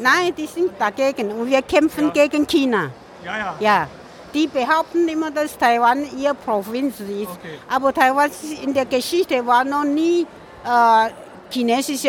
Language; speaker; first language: German; non-native, learner; Min Nan Chinese